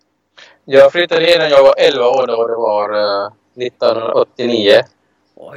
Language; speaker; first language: Swedish; non-native, fluent; Thai